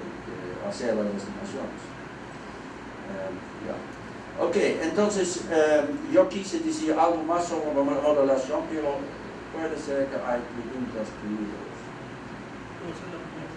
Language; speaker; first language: Spanish; non-native, fluent; Dutch